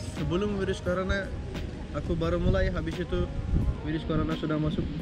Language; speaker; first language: Indonesian; non-native, learner; Turkish